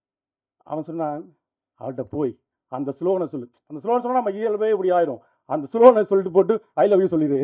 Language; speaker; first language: Tamil; native; Tamil